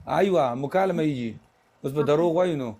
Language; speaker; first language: Arabic; non-native, learner; Pashto